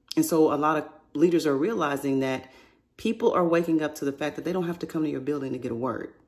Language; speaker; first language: English; native; English